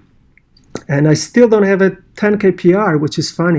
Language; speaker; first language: English; non-native, fluent; Polish